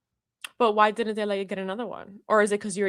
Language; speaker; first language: English; native; English